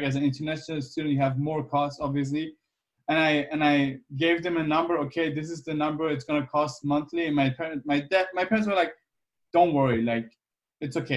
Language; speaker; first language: English; non-native, fluent; German